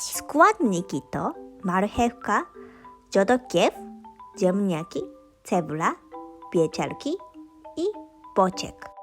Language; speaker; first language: Polish; non-native, learner; Japanese